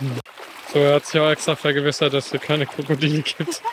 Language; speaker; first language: German; native; German